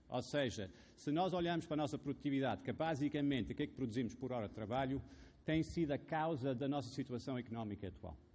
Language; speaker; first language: Portuguese; non-native, fluent; Arabic